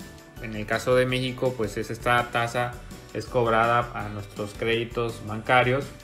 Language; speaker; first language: Spanish; native; Spanish